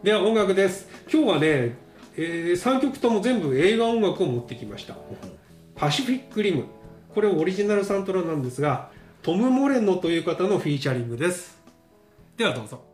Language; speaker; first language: Japanese; native; Japanese